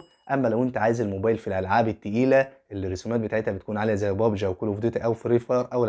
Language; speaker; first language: Arabic; native; Arabic